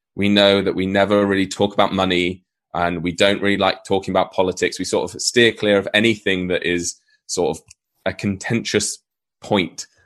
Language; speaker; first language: English; native; English